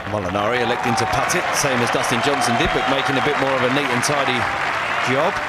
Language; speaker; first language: English; native; English